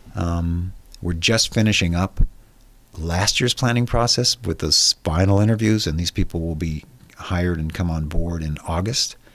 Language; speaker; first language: English; native; English